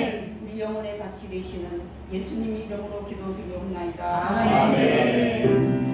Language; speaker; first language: Korean; native; Korean